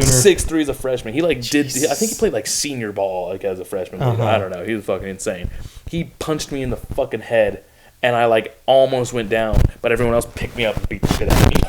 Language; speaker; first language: English; native; English